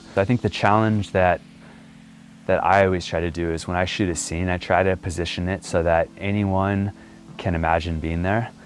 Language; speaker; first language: English; native; English